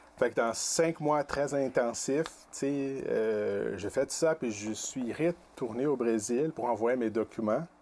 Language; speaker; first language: French; non-native, fluent; Portuguese